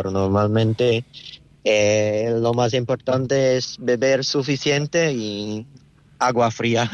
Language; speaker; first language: Spanish; non-native, learner; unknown